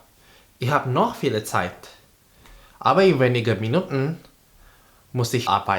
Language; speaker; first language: German; non-native, fluent; Indonesian